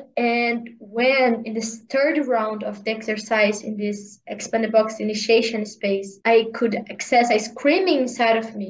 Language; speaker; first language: English; non-native, learner; Portuguese